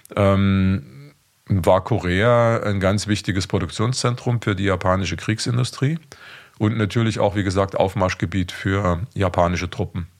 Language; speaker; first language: German; native; German